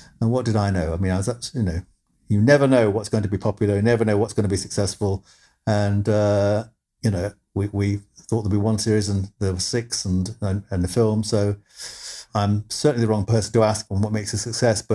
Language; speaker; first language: English; native; English